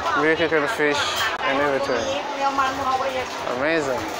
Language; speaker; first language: English; non-native, learner; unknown